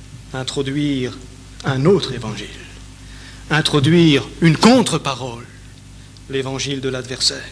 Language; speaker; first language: French; native; French